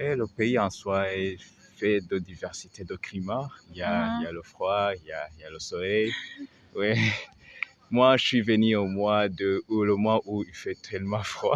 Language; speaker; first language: French; non-native, local second language; Rundi